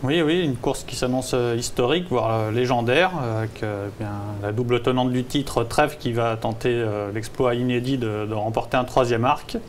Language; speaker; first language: French; native; French